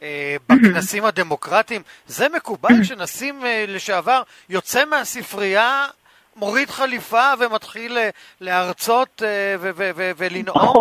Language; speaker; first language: Hebrew; native; Hebrew